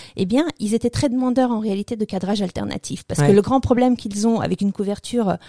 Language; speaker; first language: French; early bilingual, other home language; Russian